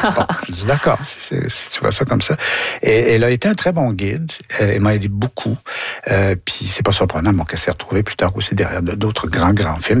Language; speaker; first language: French; native; French